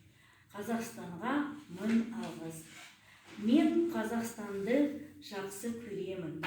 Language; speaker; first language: Kazakh; non-native, local second language; Russian